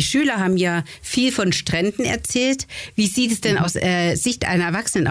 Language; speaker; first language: German; native; German